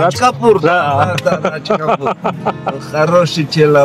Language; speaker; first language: Russian; non-native, local second language; Georgian